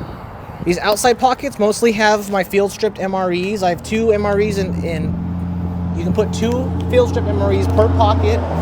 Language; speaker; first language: English; native; English